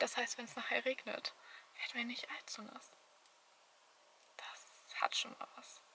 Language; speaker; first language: German; native; German